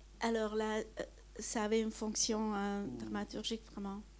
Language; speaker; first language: French; non-native, fluent; Hungarian